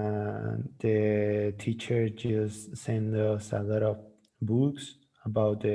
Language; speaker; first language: English; non-native, learner; Spanish